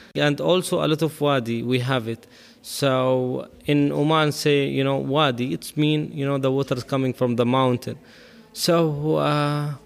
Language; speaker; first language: English; non-native, learner; Arabic